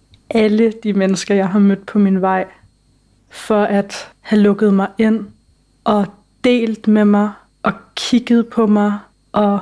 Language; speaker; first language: Danish; early bilingual, other home language; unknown